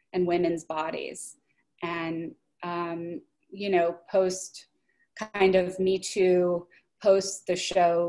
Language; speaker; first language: English; native; English